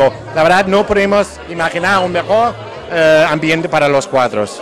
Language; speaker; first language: Spanish; non-native, learner; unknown